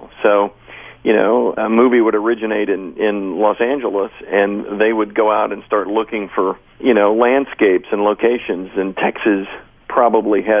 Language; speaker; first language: English; native; English